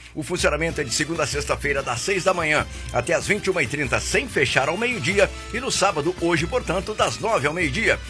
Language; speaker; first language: Portuguese; native; Portuguese